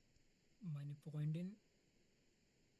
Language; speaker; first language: German; non-native, learner; Urdu